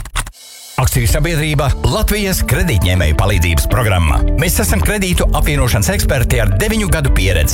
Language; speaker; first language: Latvian; native; Latvian